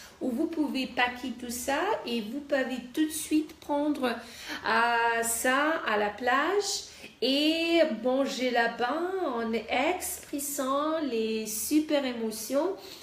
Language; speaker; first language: French; non-native, fluent; Russian